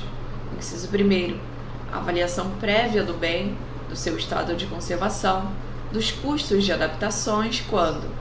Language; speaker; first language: Portuguese; native; Portuguese